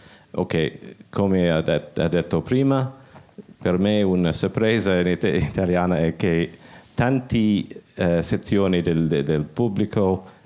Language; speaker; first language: Italian; non-native, learner; English